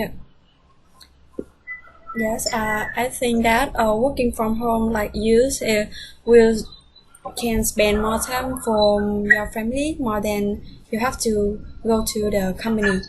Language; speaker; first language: English; non-native, fluent; Vietnamese